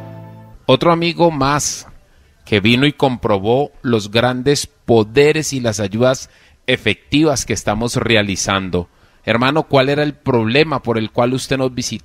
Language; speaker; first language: Spanish; native; Spanish